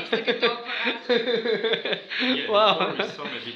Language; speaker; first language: English; non-native, fluent; Russian